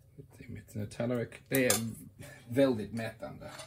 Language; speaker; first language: Swedish; non-native, fluent; English